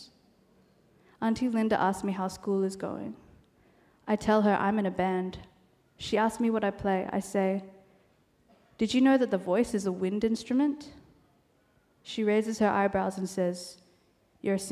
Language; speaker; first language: English; non-native, local second language; Cantonese